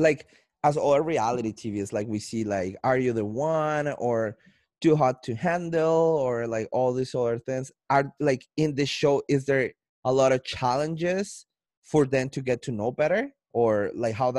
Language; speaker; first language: English; non-native, fluent; Spanish